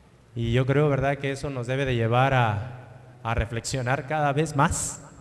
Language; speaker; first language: Spanish; native; Spanish